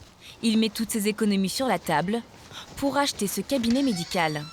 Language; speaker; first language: French; native; French